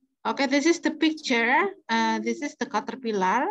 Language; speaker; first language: English; non-native, fluent; Indonesian